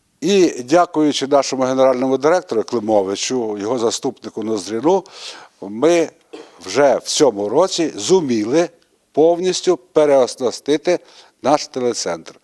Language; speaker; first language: Ukrainian; native; Ukrainian